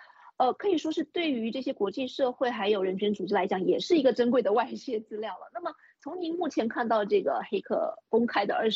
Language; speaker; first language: Chinese; native; Chinese